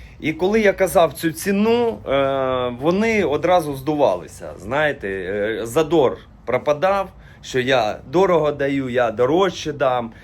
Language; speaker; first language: Ukrainian; non-native, local second language; Russian